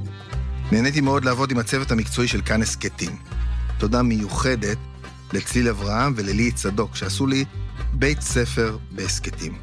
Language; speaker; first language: Hebrew; native; Hebrew